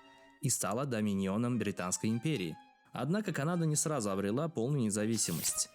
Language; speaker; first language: Russian; native; Russian